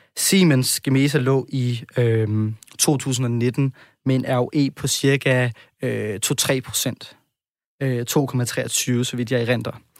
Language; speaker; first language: Danish; native; Danish